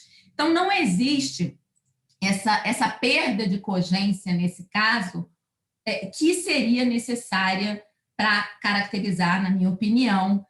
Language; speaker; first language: Portuguese; native; Portuguese